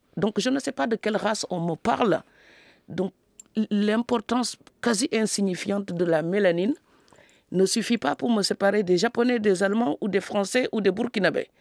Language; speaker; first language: French; non-native, local second language; Serer